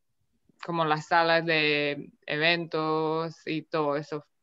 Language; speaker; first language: Spanish; non-native, fluent; Romanian